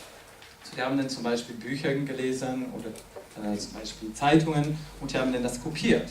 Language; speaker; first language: German; non-native, fluent; French